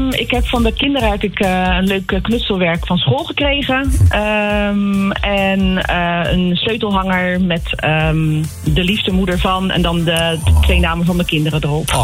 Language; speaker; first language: Dutch; native; Dutch